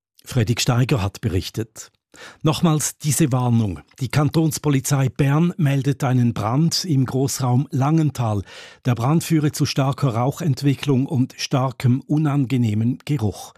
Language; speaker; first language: German; native; German